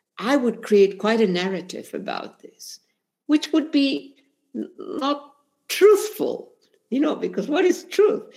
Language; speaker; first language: English; non-native, fluent; Spanish